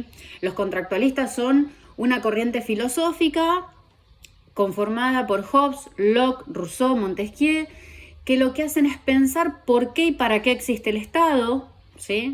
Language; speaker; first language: Spanish; native; Spanish